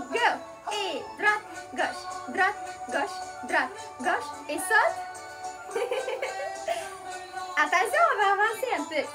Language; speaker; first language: French; non-native, fluent; Romanian